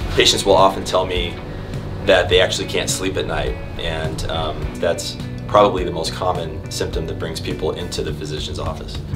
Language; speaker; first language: English; native; English